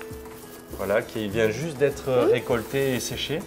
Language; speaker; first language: French; native; French